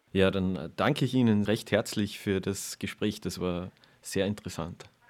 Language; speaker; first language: German; native; German